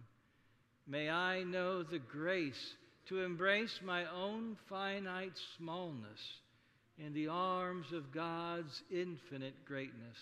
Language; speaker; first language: English; native; English